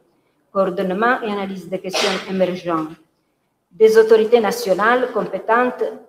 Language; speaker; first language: French; non-native, fluent; Italian